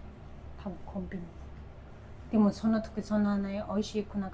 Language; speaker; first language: Japanese; non-native, fluent; Mongolian